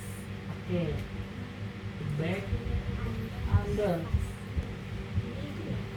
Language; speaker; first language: English; non-native, learner; Indonesian